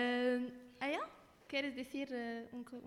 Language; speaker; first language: Spanish; non-native, learner; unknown